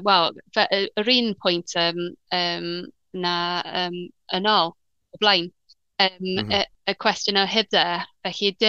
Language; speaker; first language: Welsh; non-native, learner; English